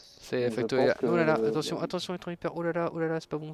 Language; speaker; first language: French; native; French